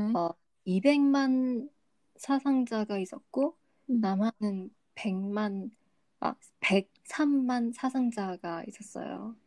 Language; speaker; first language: Korean; non-native, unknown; Vietnamese